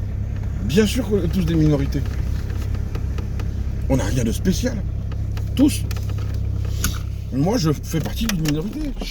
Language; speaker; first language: French; native; French